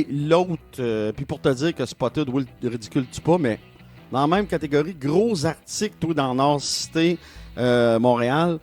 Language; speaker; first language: French; native; French